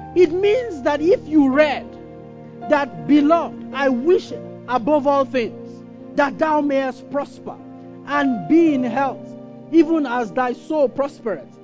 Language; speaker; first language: English; non-native, local second language; Yoruba